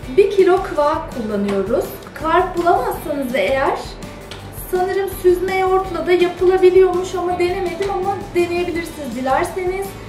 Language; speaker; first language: Turkish; early bilingual, heritage; Turkish